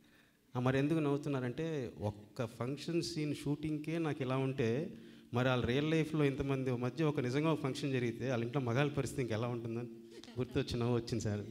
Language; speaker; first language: Telugu; native; Telugu